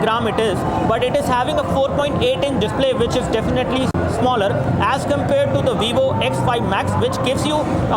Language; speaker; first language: English; non-native, local second language; Hindi